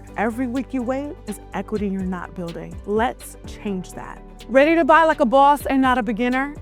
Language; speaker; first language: English; native; English